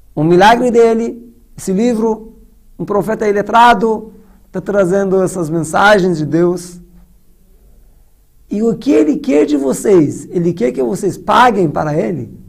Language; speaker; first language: Portuguese; non-native, fluent; Persian